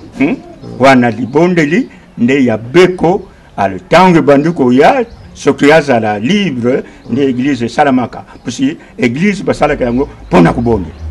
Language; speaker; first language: Lingala; non-native, local second language; Kongo